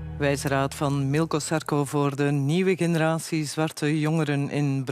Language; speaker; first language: Dutch; native; Dutch